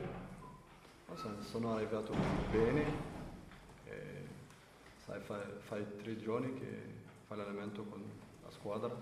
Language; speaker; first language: Italian; non-native, learner; French